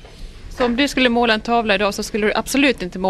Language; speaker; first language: Swedish; native; Swedish